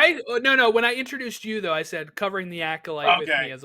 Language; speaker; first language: English; native; English